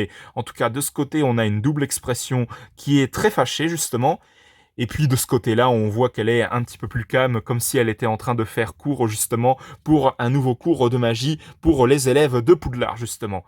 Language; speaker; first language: French; native; French